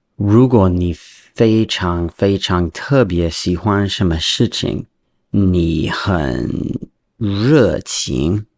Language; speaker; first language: Chinese; non-native, learner; English